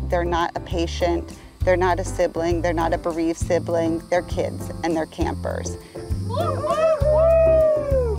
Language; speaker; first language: English; native; English